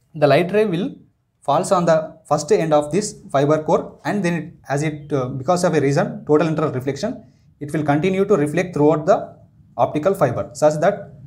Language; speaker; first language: English; non-native, local second language; Telugu